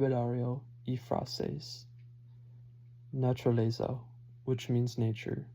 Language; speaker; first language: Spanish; non-native, learner; English